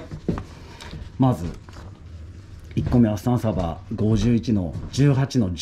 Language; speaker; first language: Japanese; native; Japanese